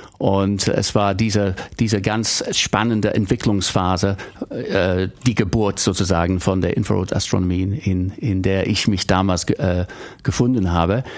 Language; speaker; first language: German; non-native, fluent; English